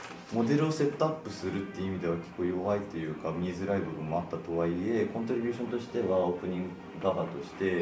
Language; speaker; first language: Japanese; native; Japanese